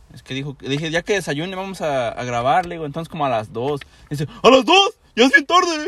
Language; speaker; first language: Spanish; early bilingual, heritage; Spanish